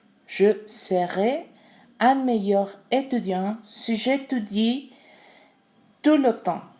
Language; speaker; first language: French; non-native, learner; Spanish